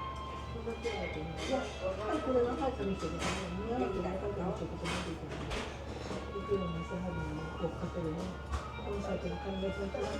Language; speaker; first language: Japanese; native; Japanese